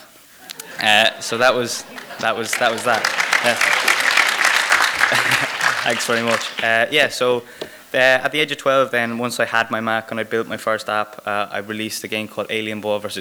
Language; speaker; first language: English; native; English